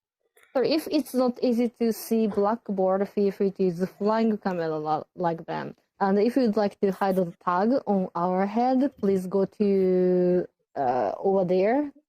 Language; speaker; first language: English; non-native, learner; Japanese